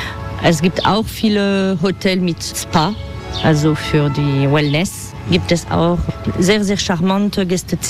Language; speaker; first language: German; non-native, learner; French